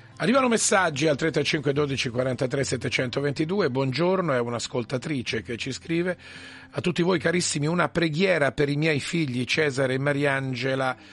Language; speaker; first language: Italian; native; Italian